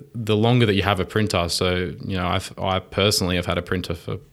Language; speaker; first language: English; native; English